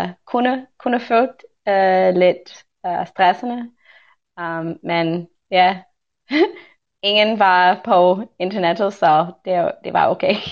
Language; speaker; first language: Norwegian; non-native, learner; English